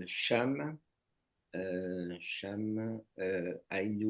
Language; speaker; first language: Hebrew; non-native, learner; French